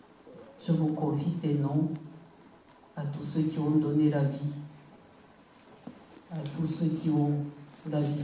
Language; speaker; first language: French; non-native, local second language; Kinyarwanda